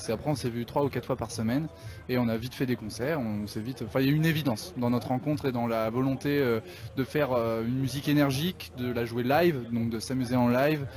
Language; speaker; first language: French; native; French